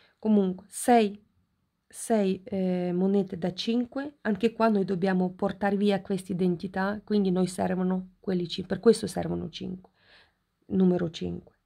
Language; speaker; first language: Italian; non-native, fluent; Ukrainian